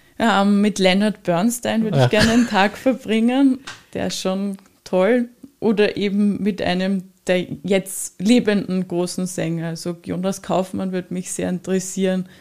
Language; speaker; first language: German; native; German